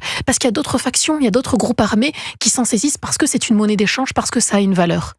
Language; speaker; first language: French; native; French